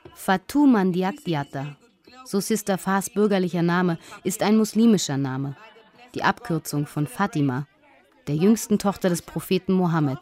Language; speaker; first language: German; native; German